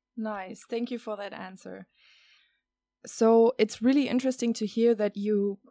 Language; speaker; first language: English; non-native, fluent; German